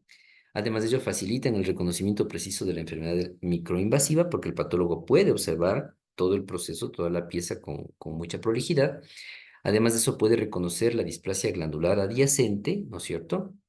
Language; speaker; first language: Spanish; native; Spanish